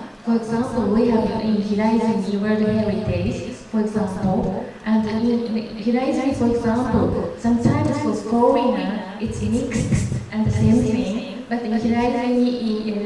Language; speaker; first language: English; non-native, learner; Japanese